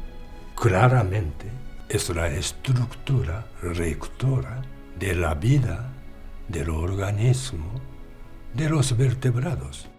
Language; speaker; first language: Spanish; non-native, fluent; Japanese